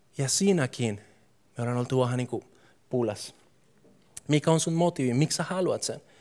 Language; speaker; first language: Finnish; non-native, fluent; Spanish